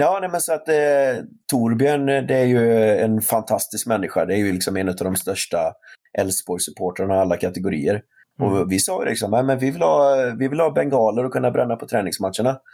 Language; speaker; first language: Swedish; native; Swedish